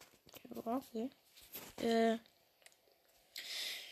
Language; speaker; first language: German; native; German